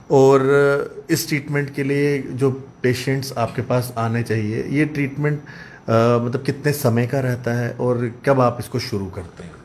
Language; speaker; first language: Hindi; native; Hindi